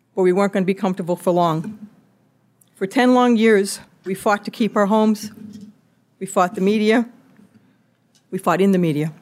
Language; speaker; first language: English; native; English